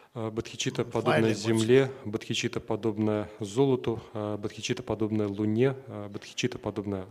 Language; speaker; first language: Russian; native; Russian